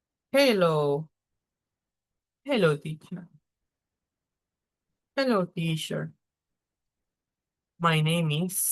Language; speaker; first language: English; non-native, fluent; Spanish